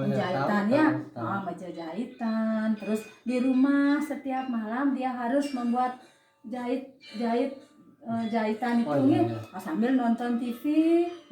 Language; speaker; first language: Indonesian; non-native, local second language; Balinese